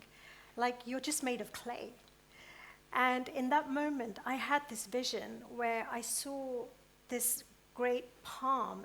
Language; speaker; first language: English; early bilingual, other home language; Gujarati